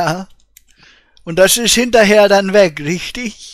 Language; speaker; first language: German; native; German